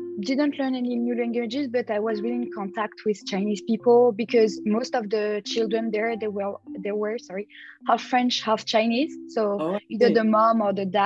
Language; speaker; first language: English; non-native, fluent; French